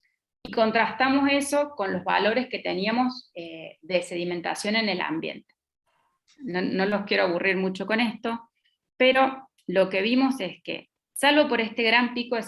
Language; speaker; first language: Spanish; native; Spanish